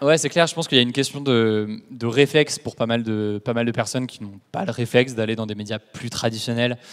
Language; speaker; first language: French; native; French